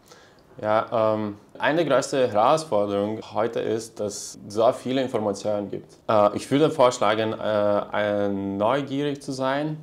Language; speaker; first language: German; non-native, fluent; Lithuanian